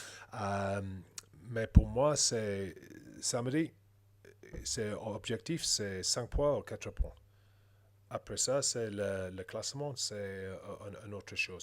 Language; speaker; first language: French; non-native, learner; English